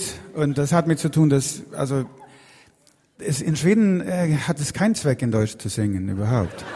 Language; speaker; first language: German; non-native, fluent; Swedish